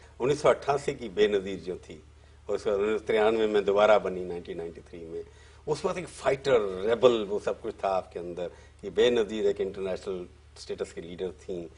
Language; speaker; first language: Hindi; native; Hindi